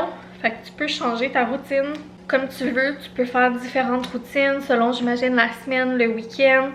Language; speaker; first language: French; native; French